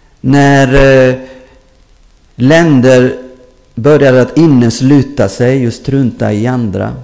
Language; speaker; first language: Swedish; non-native, fluent; Spanish